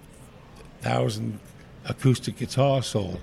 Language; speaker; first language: English; native; English